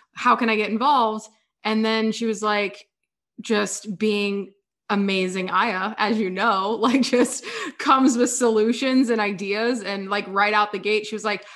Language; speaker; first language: English; native; English